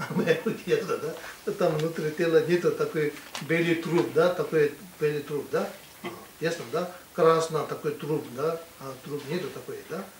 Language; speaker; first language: Russian; non-native, learner; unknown